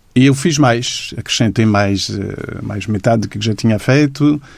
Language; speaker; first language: Portuguese; non-native, fluent; English